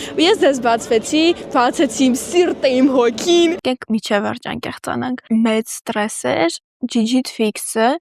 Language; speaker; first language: Armenian; early bilingual, heritage; Armenian